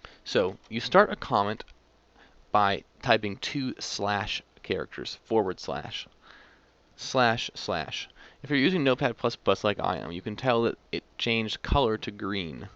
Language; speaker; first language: English; native; English